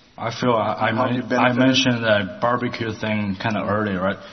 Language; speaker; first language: English; non-native, learner; Chinese